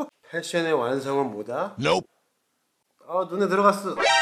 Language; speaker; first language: Korean; native; Korean